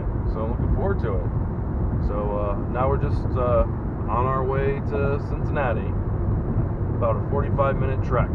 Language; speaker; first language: English; native; English